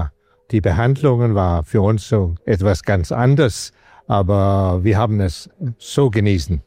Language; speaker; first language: German; non-native, fluent; Danish